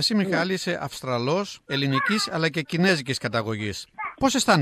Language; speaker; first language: Greek; native; Greek